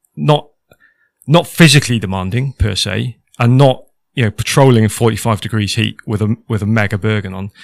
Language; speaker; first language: English; native; English